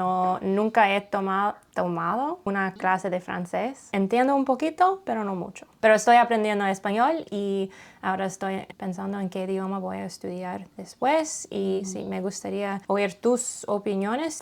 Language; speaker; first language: Spanish; non-native, learner; English